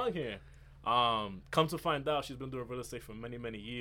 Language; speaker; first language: English; native; English